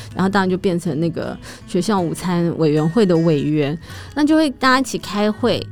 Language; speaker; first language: Chinese; native; Chinese